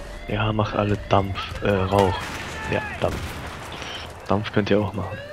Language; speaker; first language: German; native; German